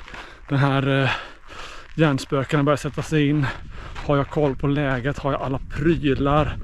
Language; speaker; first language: Swedish; native; Swedish